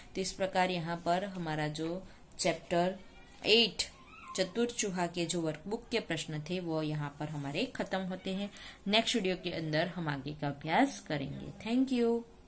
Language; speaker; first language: Hindi; non-native, local second language; Gujarati